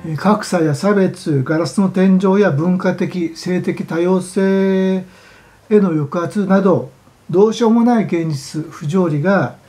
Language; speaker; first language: Japanese; native; Japanese